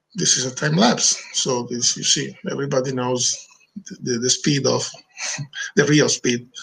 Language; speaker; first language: English; non-native, learner; Italian